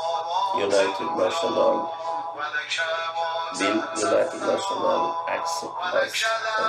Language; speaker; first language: English; non-native, learner; Persian